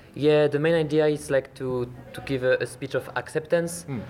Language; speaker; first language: English; non-native, fluent; French